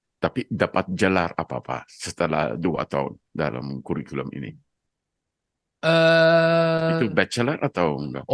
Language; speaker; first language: Indonesian; non-native, fluent; Dutch